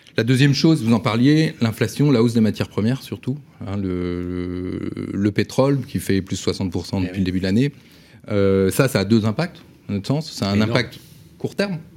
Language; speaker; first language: French; native; French